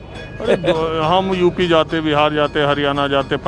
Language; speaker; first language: Hindi; native; Hindi